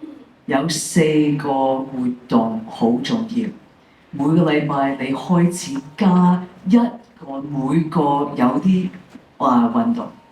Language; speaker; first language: Cantonese; early bilingual, heritage; English